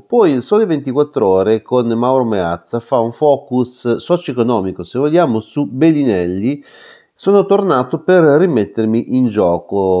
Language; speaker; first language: Italian; native; Italian